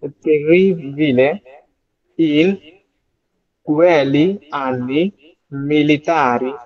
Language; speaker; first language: Italian; non-native, learner; Bangla